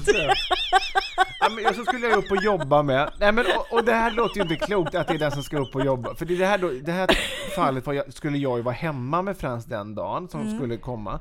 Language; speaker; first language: Swedish; native; Swedish